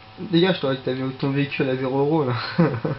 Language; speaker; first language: French; native; French